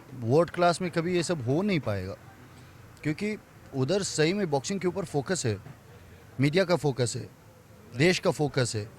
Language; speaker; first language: Hindi; non-native, fluent; Persian